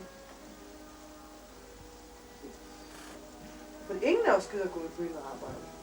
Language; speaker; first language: Danish; native; Danish